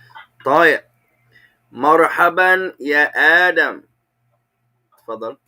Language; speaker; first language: Arabic; non-native, fluent; English